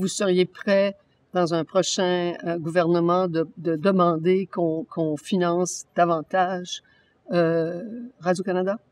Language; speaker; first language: French; native; French